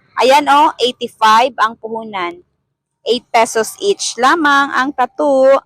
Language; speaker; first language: Filipino; non-native, local second language; Cebuano